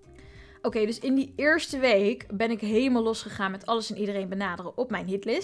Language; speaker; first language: Dutch; native; Dutch